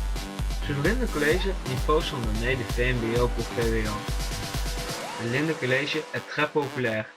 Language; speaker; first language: French; non-native, learner; Dutch